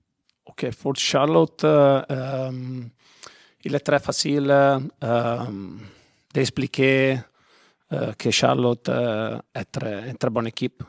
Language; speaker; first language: French; non-native, learner; Italian